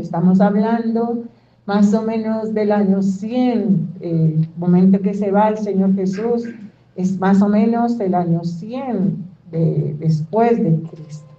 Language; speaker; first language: Spanish; native; Spanish